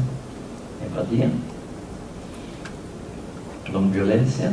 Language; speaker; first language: Spanish; non-native, fluent; Norwegian